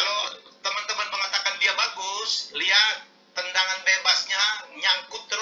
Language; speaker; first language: Indonesian; native; Indonesian